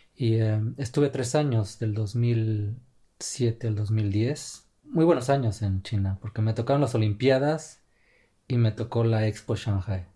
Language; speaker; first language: Spanish; native; Spanish